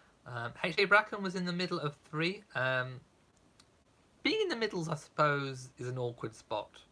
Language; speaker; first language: English; native; English